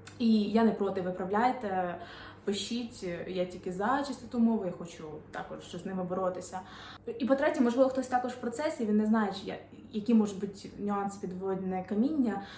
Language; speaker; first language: Ukrainian; non-native, local second language; Russian